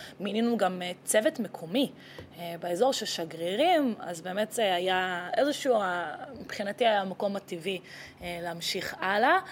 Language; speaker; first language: Hebrew; early bilingual, other home language; Russian